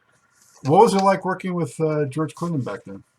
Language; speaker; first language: English; native; English